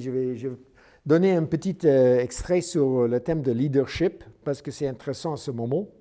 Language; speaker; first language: French; non-native, learner; English